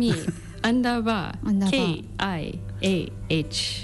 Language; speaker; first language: Japanese; non-native, learner; English